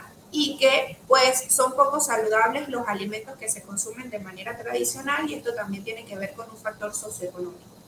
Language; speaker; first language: Spanish; native; Spanish